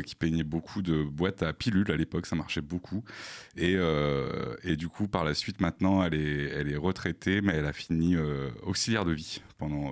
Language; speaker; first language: French; native; French